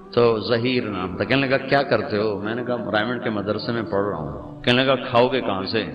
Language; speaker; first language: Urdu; non-native, local second language; Punjabi